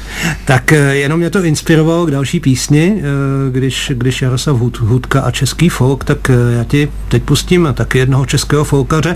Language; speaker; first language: Czech; native; Czech